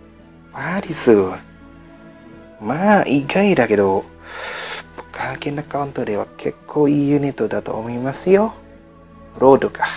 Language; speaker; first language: Japanese; non-native, learner; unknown